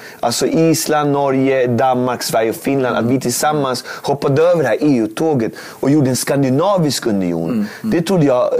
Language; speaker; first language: Swedish; native; Swedish